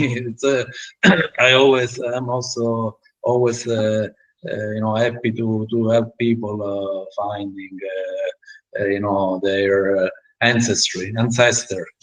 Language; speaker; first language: English; non-native, learner; Italian